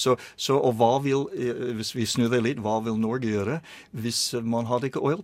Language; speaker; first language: Norwegian; non-native, learner; English